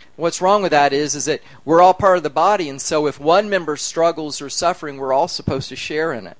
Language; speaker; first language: English; native; English